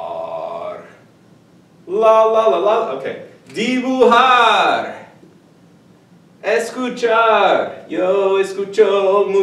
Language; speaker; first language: Spanish; non-native, fluent; English